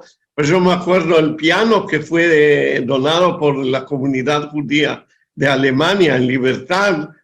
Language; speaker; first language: Spanish; non-native, fluent; Hebrew